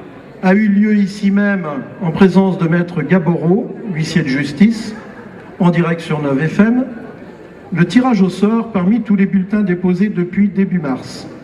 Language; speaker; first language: French; native; French